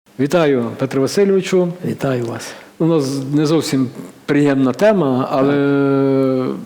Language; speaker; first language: Ukrainian; native; Ukrainian